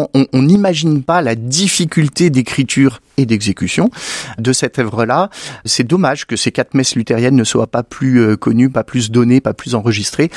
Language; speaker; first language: French; native; French